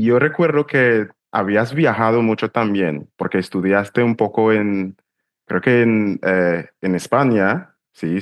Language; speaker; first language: Spanish; non-native, fluent; English